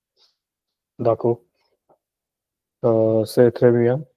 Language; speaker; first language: French; non-native, learner; Punjabi